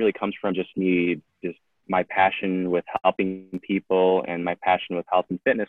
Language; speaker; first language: English; native; English